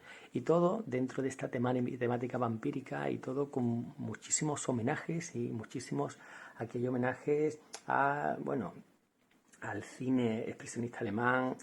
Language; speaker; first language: Spanish; native; Spanish